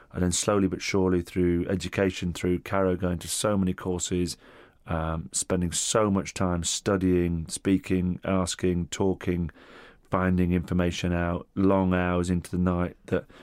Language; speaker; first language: English; native; English